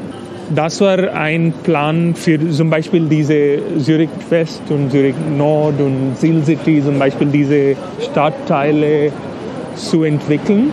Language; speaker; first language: German; non-native, learner; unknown